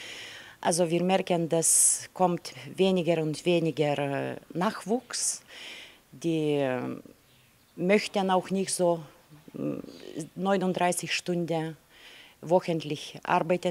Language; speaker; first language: German; non-native, fluent; Lithuanian